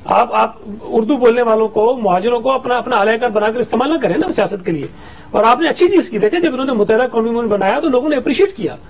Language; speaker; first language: Urdu; native; Urdu